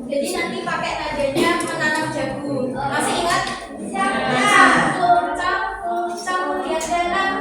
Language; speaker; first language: Indonesian; native; Indonesian